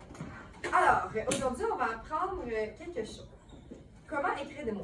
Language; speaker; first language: French; native; French